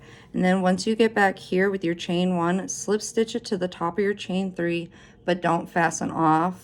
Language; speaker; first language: English; native; English